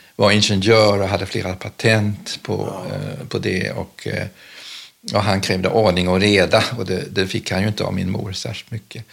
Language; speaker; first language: Swedish; early bilingual, other home language; German